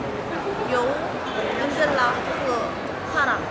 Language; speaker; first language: Chinese; non-native, learner; Korean